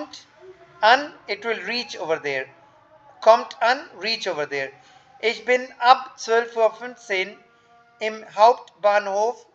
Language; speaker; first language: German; non-native, fluent; Hindi